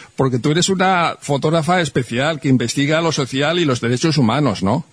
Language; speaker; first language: Spanish; native; Spanish